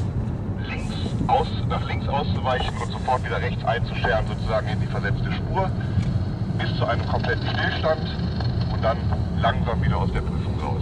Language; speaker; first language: German; native; German